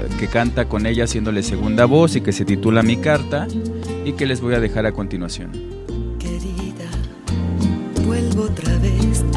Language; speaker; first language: Spanish; native; Spanish